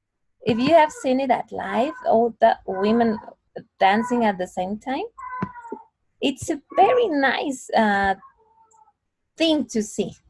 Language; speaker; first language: English; non-native, fluent; Spanish